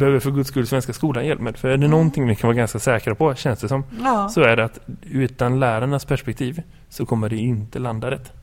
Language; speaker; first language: Swedish; native; Swedish